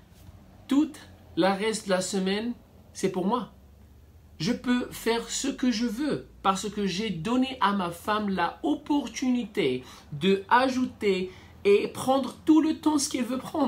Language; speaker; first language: French; non-native, fluent; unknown